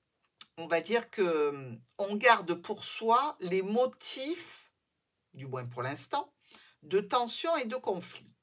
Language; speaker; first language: French; native; French